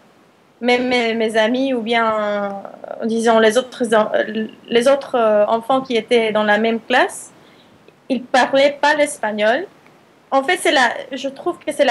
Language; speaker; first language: French; non-native, fluent; Spanish